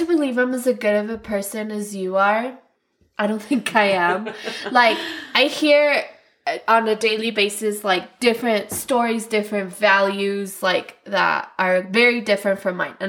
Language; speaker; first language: English; non-native, fluent; Spanish